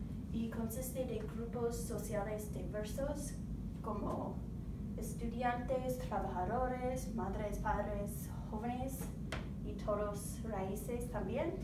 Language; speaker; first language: Spanish; non-native, learner; English